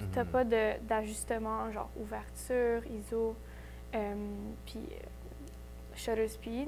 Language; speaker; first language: French; native; French